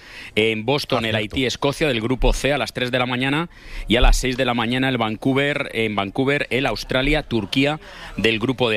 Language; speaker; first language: Spanish; native; Spanish